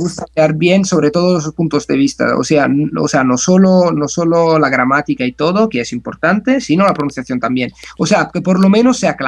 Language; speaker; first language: Spanish; non-native, fluent; Italian